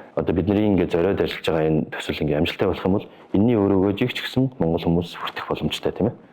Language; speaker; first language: Mongolian; native; Mongolian